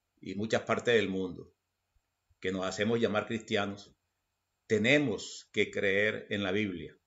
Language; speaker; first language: Spanish; native; Spanish